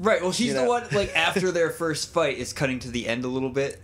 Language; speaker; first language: English; native; English